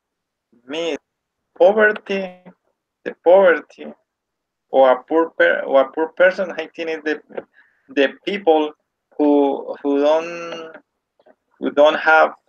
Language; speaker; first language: English; non-native, learner; Spanish